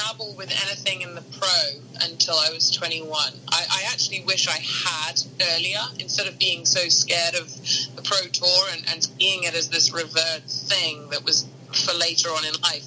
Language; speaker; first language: English; native; English